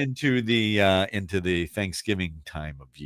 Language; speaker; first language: English; native; English